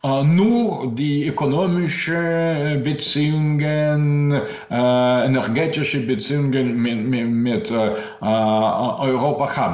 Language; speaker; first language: German; non-native, learner; Russian